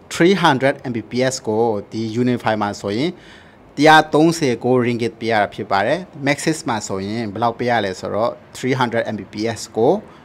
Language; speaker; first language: Burmese; native; Burmese